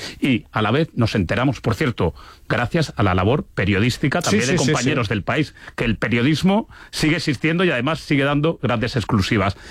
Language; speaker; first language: Spanish; native; Spanish